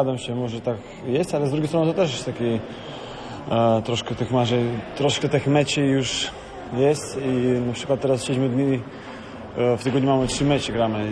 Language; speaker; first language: Polish; non-native, fluent; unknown